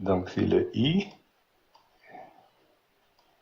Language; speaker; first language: French; non-native, learner; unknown